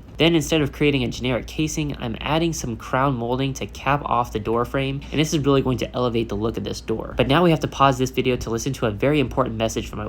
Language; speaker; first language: English; native; English